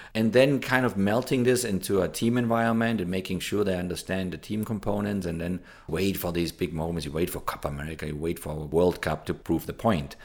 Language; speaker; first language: English; non-native, fluent; German